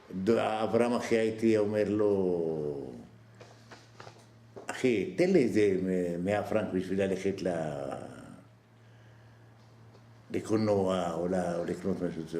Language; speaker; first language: Hebrew; non-native, fluent; Arabic